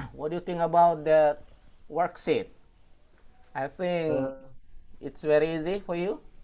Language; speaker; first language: English; non-native, learner; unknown